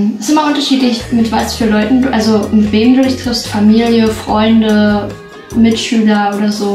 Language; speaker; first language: German; native; German